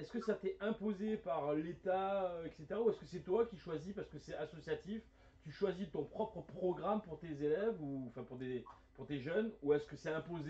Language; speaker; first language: French; native; French